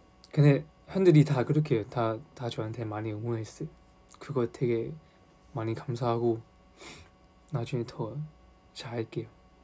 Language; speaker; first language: Korean; non-native, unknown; Chinese